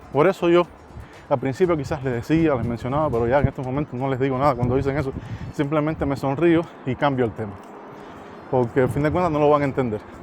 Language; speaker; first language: Spanish; native; Spanish